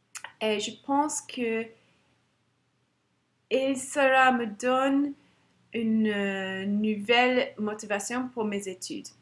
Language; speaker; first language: French; non-native, learner; English